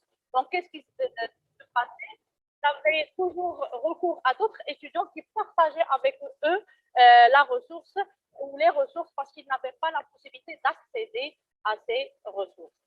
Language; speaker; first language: French; non-native, local second language; Arabic